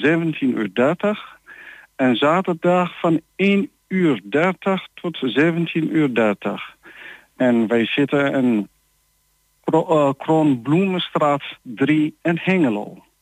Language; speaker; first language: Dutch; non-native, learner; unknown